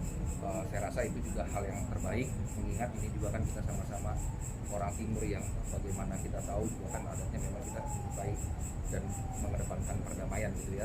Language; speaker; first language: Indonesian; native; Indonesian